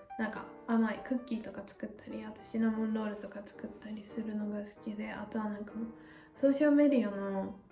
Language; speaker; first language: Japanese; native; Japanese